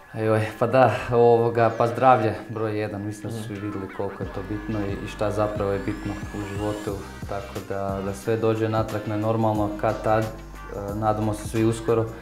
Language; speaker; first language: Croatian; early bilingual, heritage; Croatian